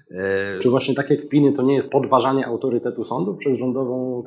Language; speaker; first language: Polish; native; Polish